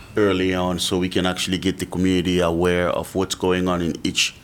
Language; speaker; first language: English; non-native, fluent; French